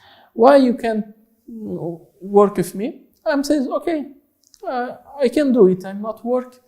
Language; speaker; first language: English; non-native, learner; Portuguese